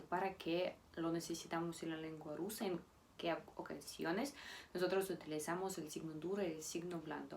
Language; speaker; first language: Spanish; non-native, fluent; Russian